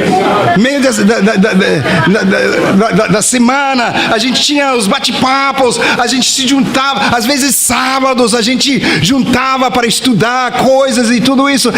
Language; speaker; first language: Portuguese; non-native, fluent; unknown